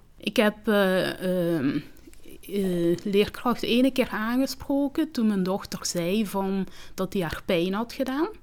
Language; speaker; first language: Dutch; early bilingual, other home language; Kinyarwanda